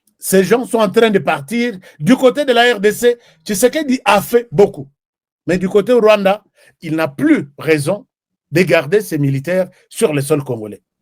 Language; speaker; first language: French; non-native, local second language; Lingala